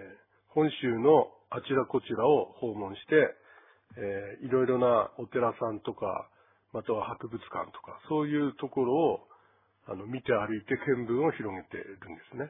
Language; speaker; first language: Japanese; native; Japanese